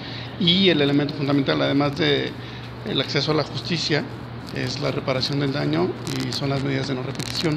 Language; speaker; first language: Spanish; native; Spanish